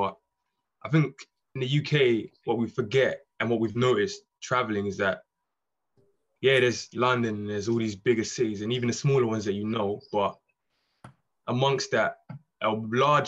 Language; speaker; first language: English; native; English